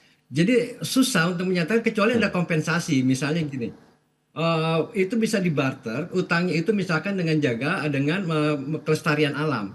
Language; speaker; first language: Indonesian; native; Indonesian